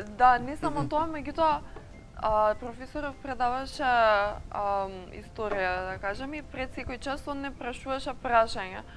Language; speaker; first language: Macedonian; native; Macedonian